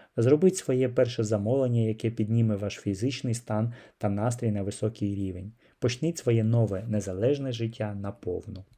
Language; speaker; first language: Ukrainian; non-native, local second language; Russian